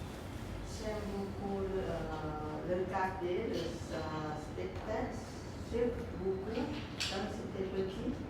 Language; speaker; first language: French; non-native, learner; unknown